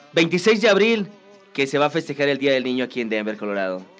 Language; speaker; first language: Spanish; native; Spanish